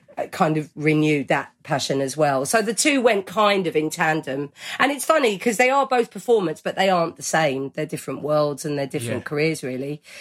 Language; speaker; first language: English; native; English